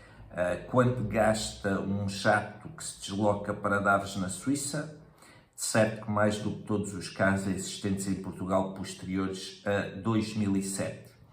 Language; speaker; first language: Portuguese; native; Portuguese